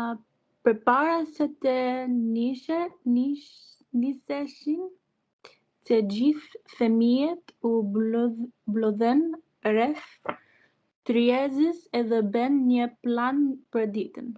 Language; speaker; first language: Albanian; non-native, learner; English